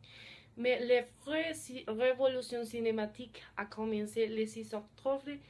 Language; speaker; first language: French; non-native, learner; Spanish